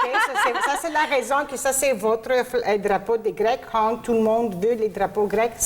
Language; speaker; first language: French; non-native, local second language; Greek